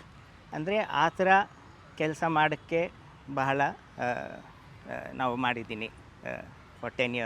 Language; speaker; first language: Kannada; non-native, local second language; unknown